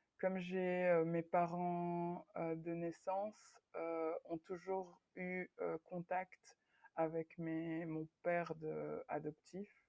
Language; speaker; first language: French; early bilingual, other home language; Swahili